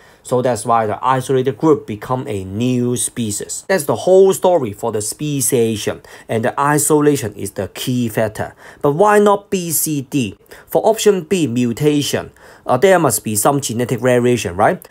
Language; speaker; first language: English; non-native, local second language; Cantonese